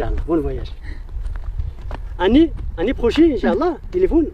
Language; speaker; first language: French; non-native, learner; Berber languages